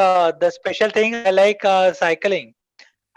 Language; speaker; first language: English; non-native, local second language; Marathi